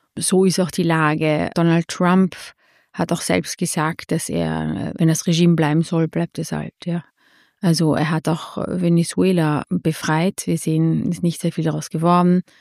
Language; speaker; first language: German; early bilingual, other home language; Armenian